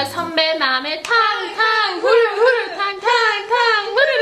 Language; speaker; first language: Korean; early bilingual, heritage; English